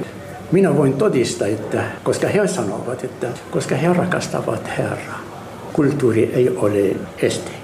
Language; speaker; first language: Finnish; non-native, fluent; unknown